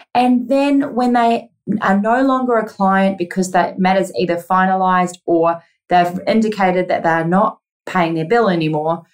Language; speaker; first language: English; native; English